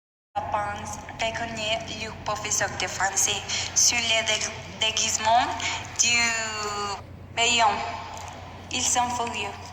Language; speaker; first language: French; non-native, learner; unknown